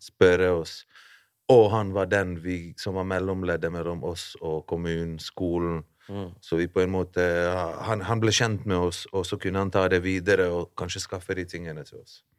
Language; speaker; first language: Norwegian; early bilingual, other home language; Bosnian